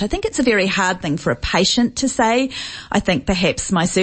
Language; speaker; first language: English; native; English